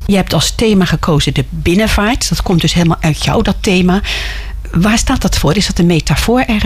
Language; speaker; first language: Dutch; native; Dutch